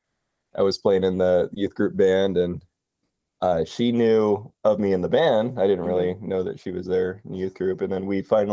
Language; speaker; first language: English; native; English